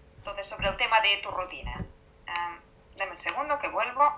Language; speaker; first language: Spanish; native; Spanish